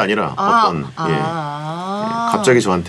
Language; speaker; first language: Korean; native; Korean